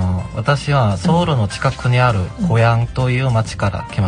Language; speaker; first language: Japanese; non-native, learner; Korean